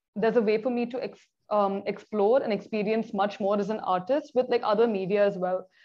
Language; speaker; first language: English; non-native, local second language; Malayalam